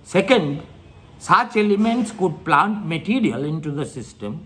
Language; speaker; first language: English; non-native, local second language; Bangla